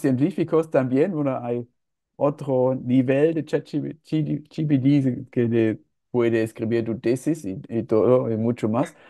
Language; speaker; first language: Spanish; non-native, fluent; German